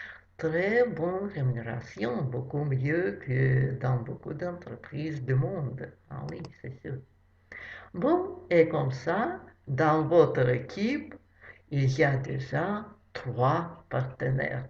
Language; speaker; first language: French; non-native, fluent; Russian